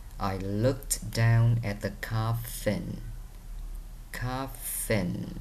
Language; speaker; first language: English; non-native, fluent; Vietnamese